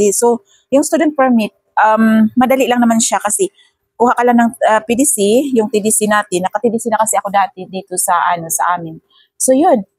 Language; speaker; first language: Filipino; non-native, local second language; Cebuano